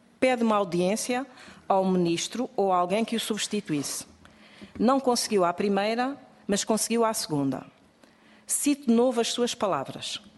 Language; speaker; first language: Portuguese; native; Portuguese